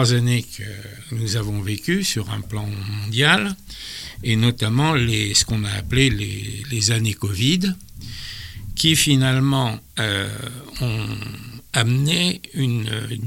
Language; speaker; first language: French; native; French